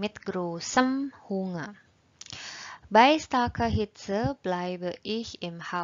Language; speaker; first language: German; non-native, fluent; Indonesian